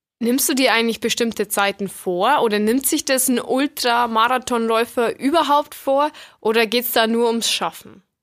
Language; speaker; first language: German; native; German